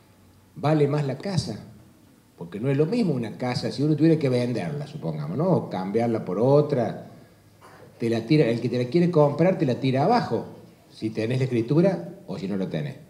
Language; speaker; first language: Spanish; native; Spanish